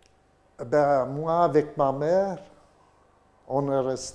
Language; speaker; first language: French; non-native, fluent; Yiddish